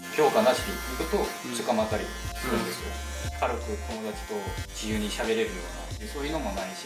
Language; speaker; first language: Japanese; non-native, learner; Korean